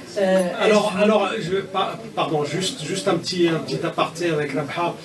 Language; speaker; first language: French; non-native, local second language; Kabyle